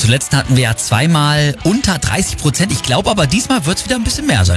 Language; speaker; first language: German; native; German